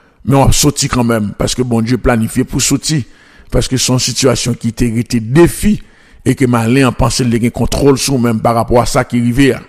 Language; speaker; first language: French; non-native, local second language; Haitian Creole